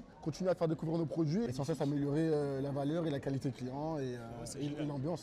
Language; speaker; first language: French; native; French